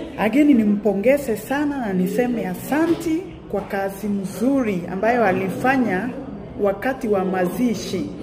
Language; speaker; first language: Swahili; non-native, local second language; Meru